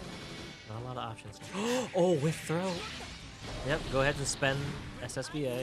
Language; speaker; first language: English; native; English